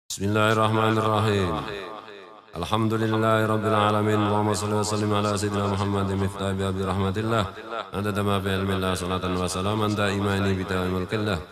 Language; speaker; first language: Arabic; non-native, fluent; Indonesian